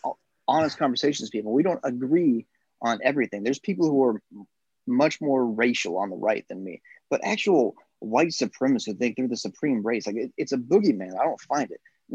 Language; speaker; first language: English; native; English